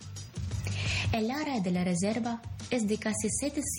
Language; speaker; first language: Spanish; non-native, fluent; Ukrainian